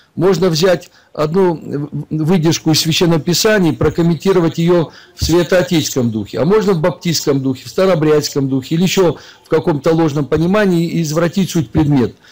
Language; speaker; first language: Russian; native; Russian